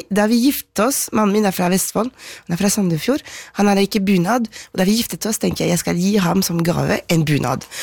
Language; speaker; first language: Norwegian; non-native, fluent; French